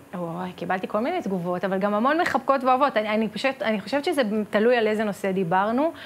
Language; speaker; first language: Hebrew; native; Hebrew